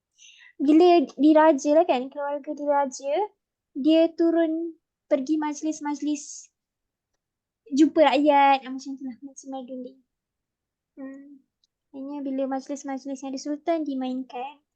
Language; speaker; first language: Malay; native; Malay